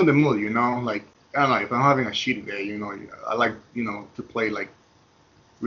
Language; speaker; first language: English; non-native, fluent; Spanish